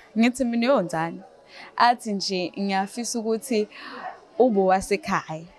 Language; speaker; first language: Zulu; native; Zulu